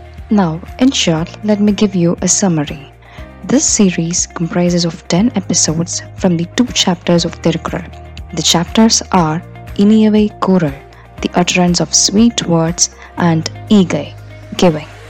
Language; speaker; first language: English; non-native, local second language; Tamil